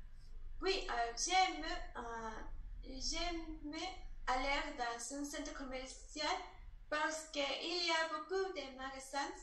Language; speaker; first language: French; non-native, learner; Spanish